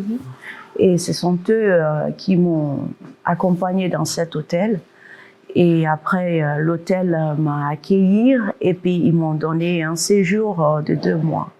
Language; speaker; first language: French; non-native, learner; English